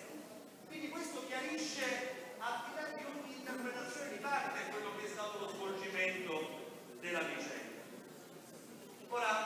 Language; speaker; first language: Italian; native; Italian